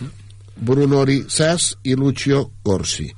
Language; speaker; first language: Italian; non-native, learner; Catalan